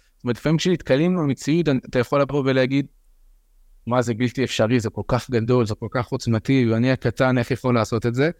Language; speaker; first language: Hebrew; early bilingual, other home language; French